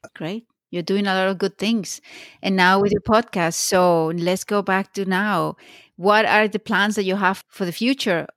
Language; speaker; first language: English; non-native, fluent; Spanish